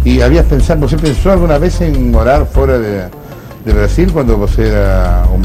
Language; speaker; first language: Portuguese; non-native, learner; Spanish